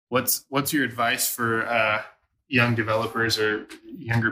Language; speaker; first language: English; native; English